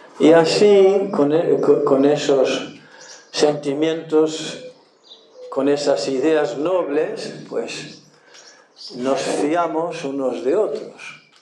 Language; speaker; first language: Spanish; non-native, fluent; English